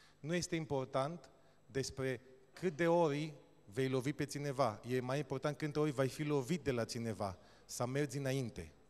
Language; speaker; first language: Romanian; non-native, fluent; Greek